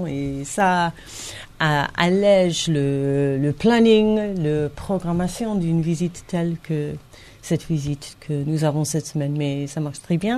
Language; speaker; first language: French; non-native, fluent; English